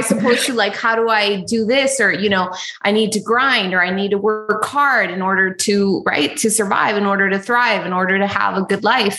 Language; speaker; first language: English; native; English